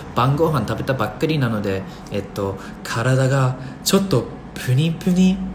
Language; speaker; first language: Japanese; non-native, fluent; English